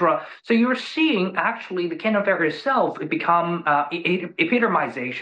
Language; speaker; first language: English; non-native, fluent; Chinese